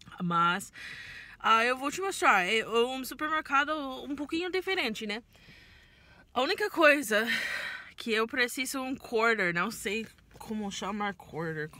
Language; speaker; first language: Portuguese; non-native, learner; English